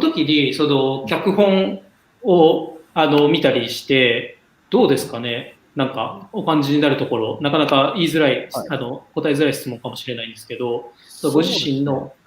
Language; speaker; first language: Japanese; native; Japanese